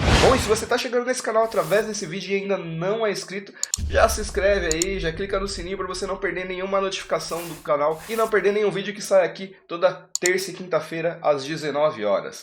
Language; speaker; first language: Portuguese; native; Portuguese